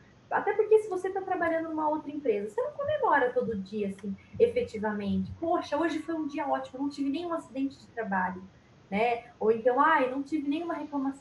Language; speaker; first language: Portuguese; native; Portuguese